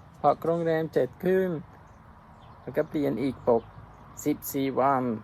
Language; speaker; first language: Thai; non-native, learner; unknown